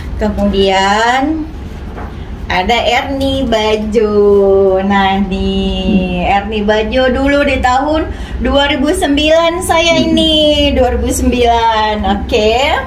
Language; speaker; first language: Indonesian; non-native, local second language; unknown